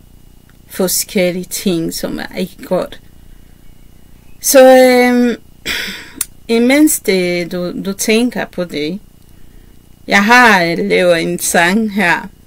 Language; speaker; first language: Danish; non-native, learner; Kinyarwanda